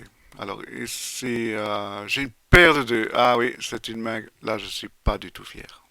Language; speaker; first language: French; native; French